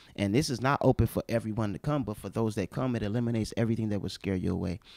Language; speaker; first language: English; native; English